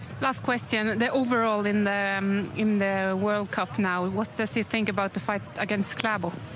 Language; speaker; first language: English; non-native, fluent; Norwegian